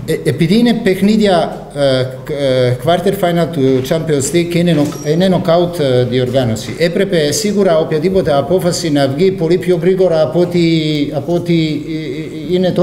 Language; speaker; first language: Greek; non-native, fluent; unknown